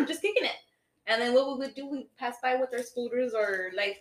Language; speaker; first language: English; early bilingual, other home language; Spanish